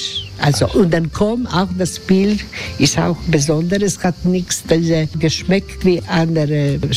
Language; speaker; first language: German; non-native, learner; Croatian